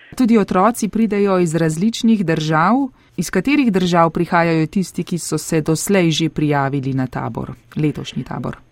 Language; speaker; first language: Slovenian; native; Slovenian